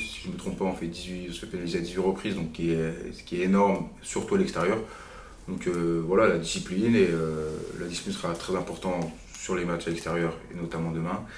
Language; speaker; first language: French; native; French